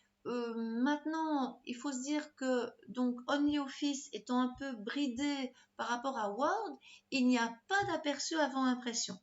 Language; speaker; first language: French; native; French